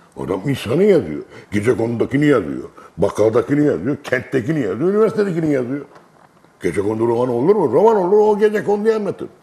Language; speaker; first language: Turkish; native; Turkish